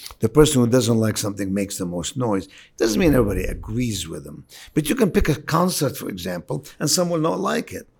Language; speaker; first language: English; non-native, fluent; Arabic